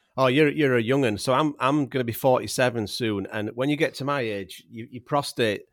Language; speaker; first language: English; native; English